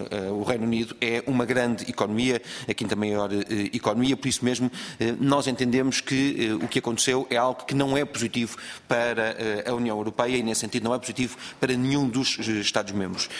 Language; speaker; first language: Portuguese; native; Portuguese